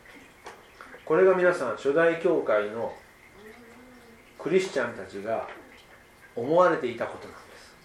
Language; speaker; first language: Japanese; native; Japanese